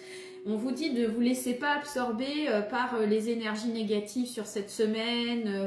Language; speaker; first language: French; native; French